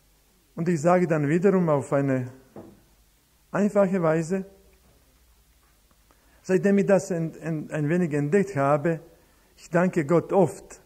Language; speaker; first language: German; non-native, fluent; Croatian